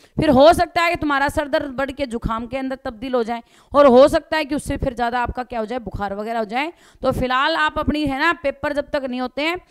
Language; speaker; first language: Hindi; native; Hindi